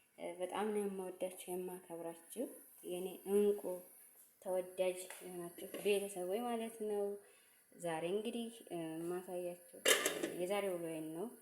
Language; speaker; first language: Amharic; native; Amharic